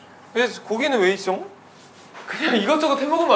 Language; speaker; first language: Korean; native; Korean